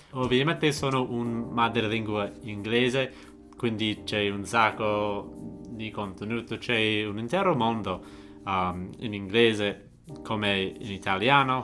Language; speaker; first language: Italian; non-native, fluent; English